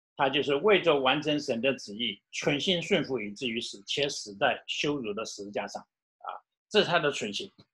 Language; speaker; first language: Chinese; native; Chinese